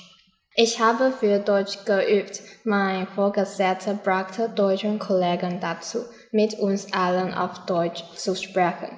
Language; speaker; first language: German; non-native, learner; Chinese